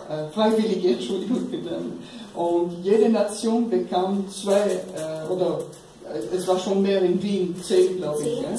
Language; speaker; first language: German; non-native, fluent; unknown